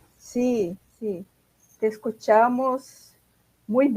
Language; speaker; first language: Spanish; non-native, fluent; Portuguese